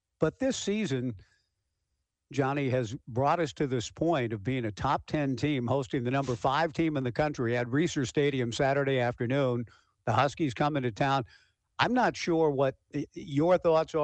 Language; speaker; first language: English; native; English